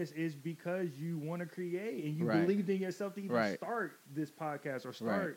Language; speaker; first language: English; native; English